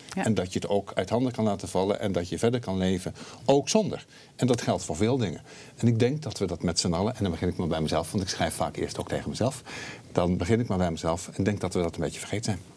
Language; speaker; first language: Dutch; native; Dutch